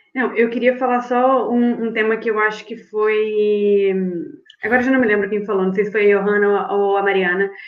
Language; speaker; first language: Portuguese; native; Portuguese